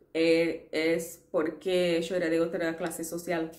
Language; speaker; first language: Spanish; non-native, fluent; English